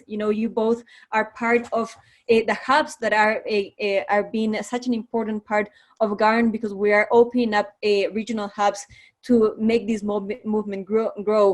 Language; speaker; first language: English; non-native, fluent; Spanish